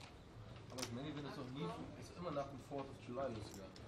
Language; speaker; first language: German; native; German